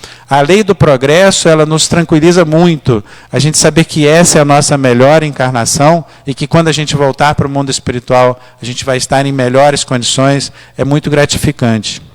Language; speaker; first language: Portuguese; native; Portuguese